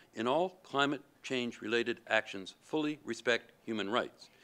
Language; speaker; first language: English; native; English